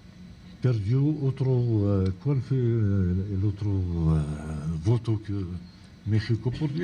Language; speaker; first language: Spanish; non-native, fluent; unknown